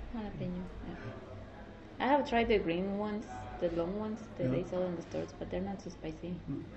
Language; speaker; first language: English; non-native, fluent; Spanish